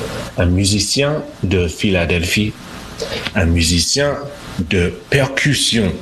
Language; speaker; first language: French; non-native, fluent; English